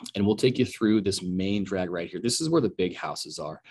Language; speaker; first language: English; native; English